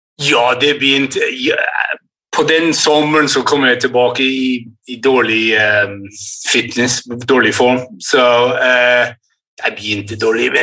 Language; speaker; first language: Norwegian; early bilingual, heritage; English